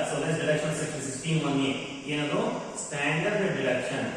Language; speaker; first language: English; non-native, local second language; Kannada